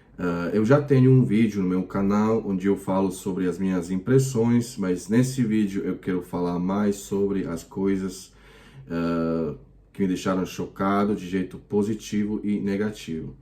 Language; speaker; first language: Portuguese; non-native, fluent; Croatian